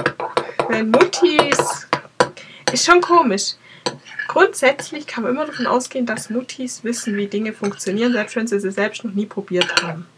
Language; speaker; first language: German; native; German